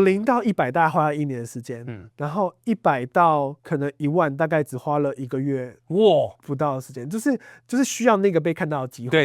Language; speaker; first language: Chinese; native; Chinese